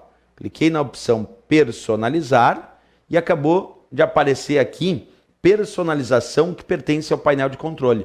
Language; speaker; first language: Portuguese; native; Portuguese